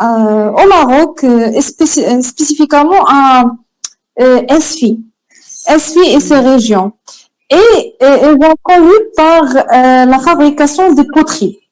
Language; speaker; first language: French; non-native, learner; Arabic